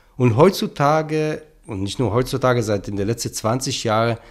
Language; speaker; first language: German; non-native, fluent; Hebrew